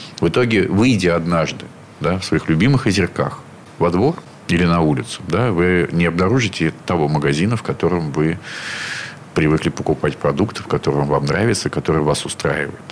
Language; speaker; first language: Russian; native; Russian